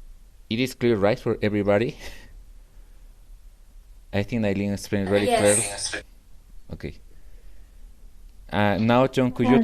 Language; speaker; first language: English; non-native, fluent; Spanish